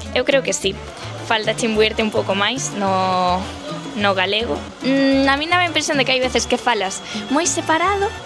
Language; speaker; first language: Galician; native; Galician